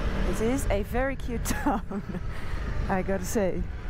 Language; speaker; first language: English; non-native, fluent; Dutch